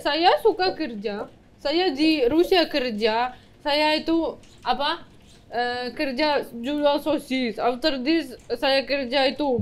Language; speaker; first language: Indonesian; non-native, learner; Russian